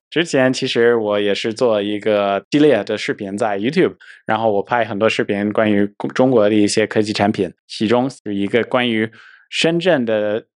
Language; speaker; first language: Chinese; non-native, fluent; English